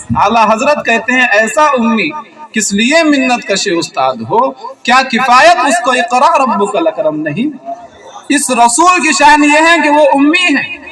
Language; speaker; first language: Urdu; native; Urdu